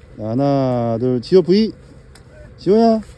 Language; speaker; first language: Korean; native; Korean